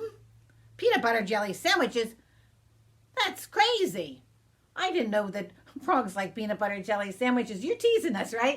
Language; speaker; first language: English; native; English